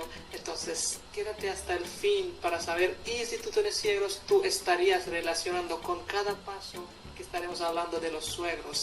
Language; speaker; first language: Spanish; non-native, fluent; Hindi